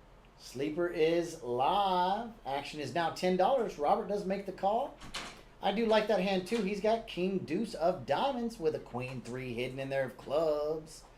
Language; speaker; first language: English; native; English